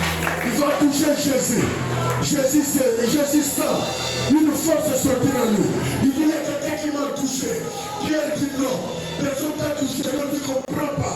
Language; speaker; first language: French; non-native, local second language; Lingala